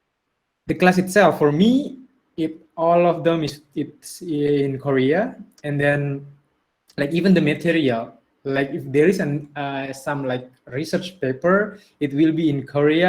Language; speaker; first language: English; non-native, fluent; Indonesian